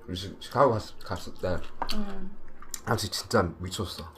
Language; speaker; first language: Korean; early bilingual, heritage; English